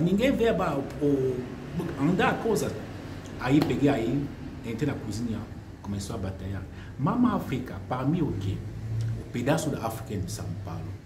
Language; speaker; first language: Portuguese; non-native, fluent; French